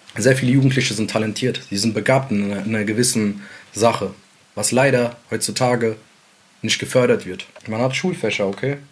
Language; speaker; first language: German; early bilingual, other home language; Central Kurdish